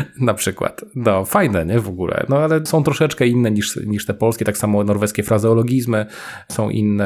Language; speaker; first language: Polish; native; Polish